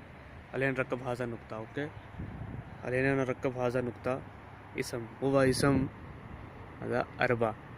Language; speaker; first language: Arabic; non-native, learner; Urdu